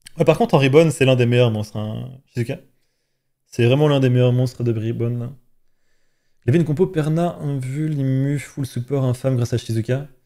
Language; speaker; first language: French; native; French